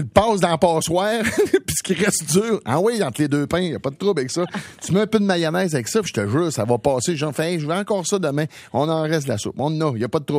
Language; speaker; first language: French; native; French